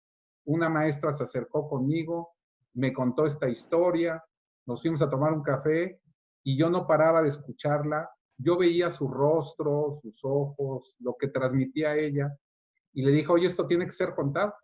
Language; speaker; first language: Spanish; native; Spanish